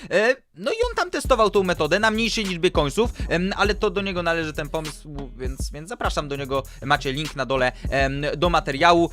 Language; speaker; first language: Polish; native; Polish